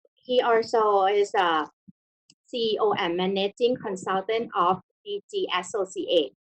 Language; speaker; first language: English; non-native, learner; Thai